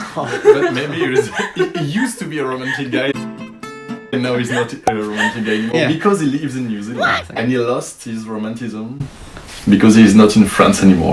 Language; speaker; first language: English; non-native, fluent; French